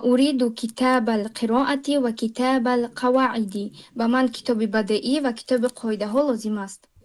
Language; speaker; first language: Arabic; non-native, learner; Tajik